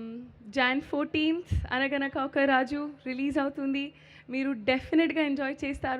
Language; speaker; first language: Telugu; non-native, learner; Hindi